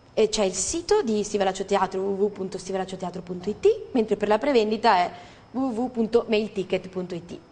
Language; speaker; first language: Italian; native; Italian